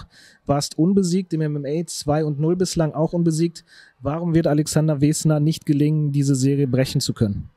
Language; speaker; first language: German; native; German